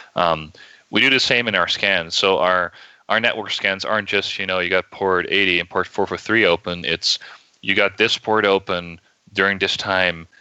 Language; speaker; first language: English; non-native, fluent; Dutch